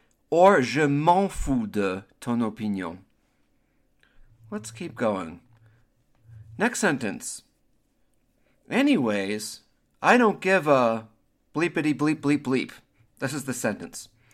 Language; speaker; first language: English; native; English